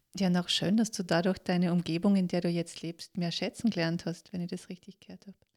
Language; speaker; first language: German; native; German